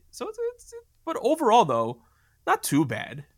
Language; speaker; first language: English; native; English